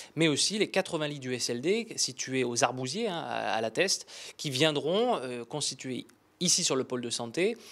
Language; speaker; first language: French; native; French